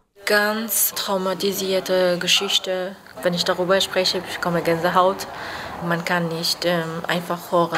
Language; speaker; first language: German; non-native, fluent; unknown